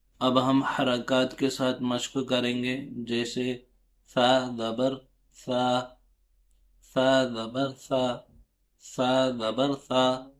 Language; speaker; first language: Urdu; native; Urdu